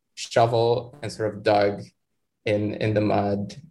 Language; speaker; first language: English; non-native, fluent; Arabic